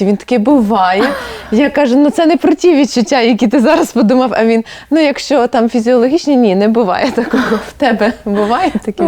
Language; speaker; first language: Ukrainian; native; Ukrainian